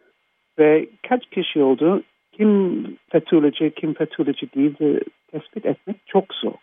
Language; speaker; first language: Turkish; non-native, fluent; English